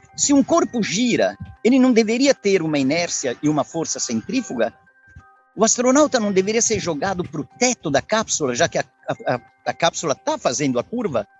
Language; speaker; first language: Portuguese; early bilingual, other home language; Italian